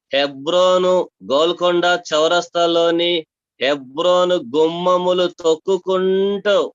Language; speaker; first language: Telugu; non-native, local second language; Tamil